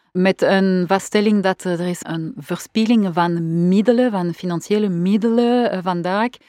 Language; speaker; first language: Dutch; non-native, local second language; French